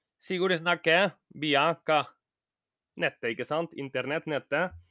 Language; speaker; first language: Norwegian; non-native, fluent; Spanish